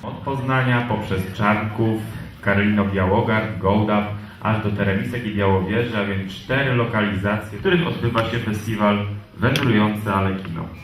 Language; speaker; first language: Polish; native; Polish